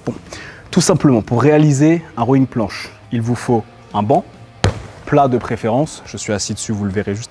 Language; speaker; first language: French; native; French